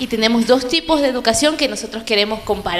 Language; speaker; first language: Spanish; native; Spanish